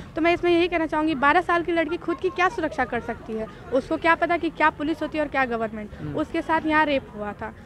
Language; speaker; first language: Hindi; native; Hindi